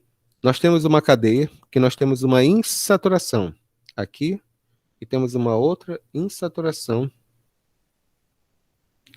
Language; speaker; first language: Portuguese; native; Portuguese